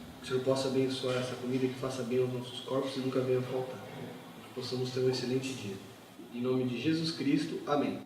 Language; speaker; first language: Portuguese; native; Portuguese